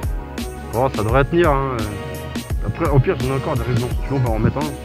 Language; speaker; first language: French; native; French